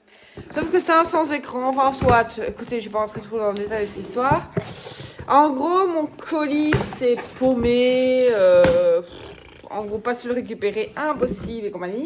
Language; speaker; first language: French; native; French